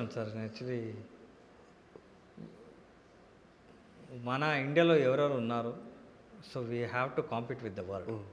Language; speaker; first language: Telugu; non-native, learner; Kannada